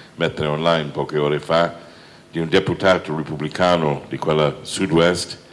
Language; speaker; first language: Italian; non-native, fluent; English